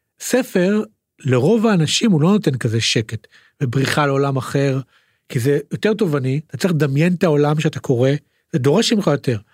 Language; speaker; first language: Hebrew; native; Hebrew